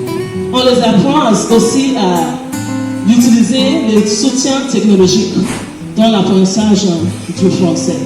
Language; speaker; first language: French; non-native, fluent; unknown